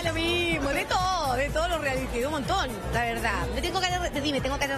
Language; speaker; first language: Spanish; native; Spanish